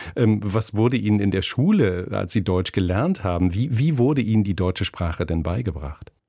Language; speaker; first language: German; native; German